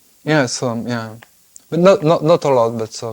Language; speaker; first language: English; non-native, fluent; French